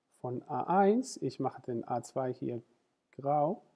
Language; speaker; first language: German; non-native, fluent; Spanish